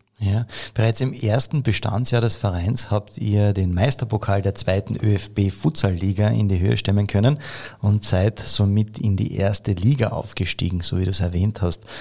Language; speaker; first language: German; native; German